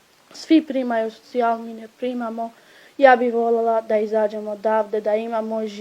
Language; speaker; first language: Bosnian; non-native, local second language; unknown